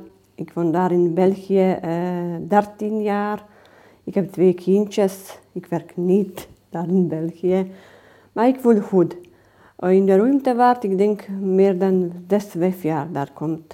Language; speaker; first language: Dutch; non-native, learner; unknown